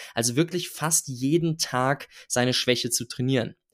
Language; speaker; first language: German; native; German